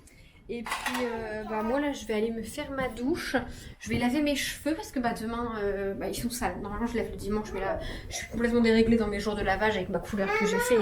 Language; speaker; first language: French; native; French